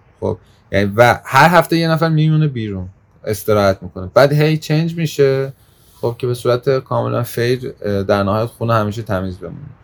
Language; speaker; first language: Persian; non-native, local second language; Azerbaijani